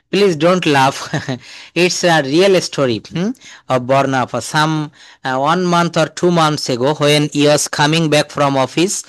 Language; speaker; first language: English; non-native, fluent; Bangla